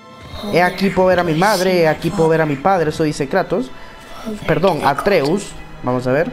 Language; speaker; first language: Spanish; native; Spanish